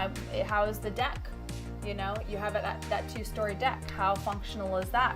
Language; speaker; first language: English; native; English